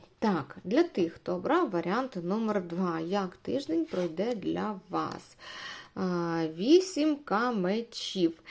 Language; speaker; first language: Ukrainian; non-native, local second language; Russian